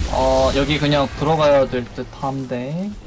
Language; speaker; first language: Korean; native; Korean